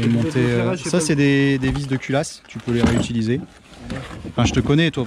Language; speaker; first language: French; native; French